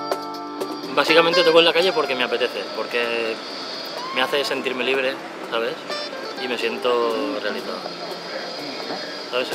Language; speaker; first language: Spanish; native; Spanish